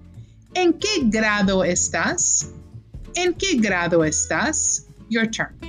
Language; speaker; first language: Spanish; non-native, fluent; English